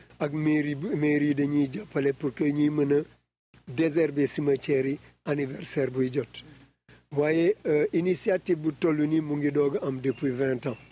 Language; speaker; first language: Wolof; non-native, local second language; Jola-Fonyi